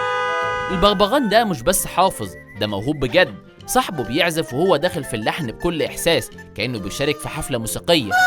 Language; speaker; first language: Arabic; native; Arabic